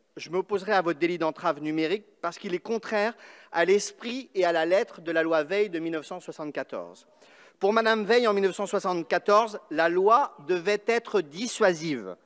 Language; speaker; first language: French; native; French